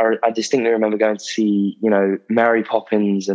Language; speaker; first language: English; native; English